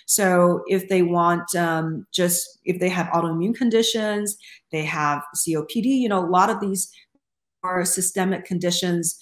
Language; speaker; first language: English; non-native, fluent; Chinese